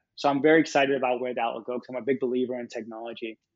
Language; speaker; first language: English; non-native, fluent; Danish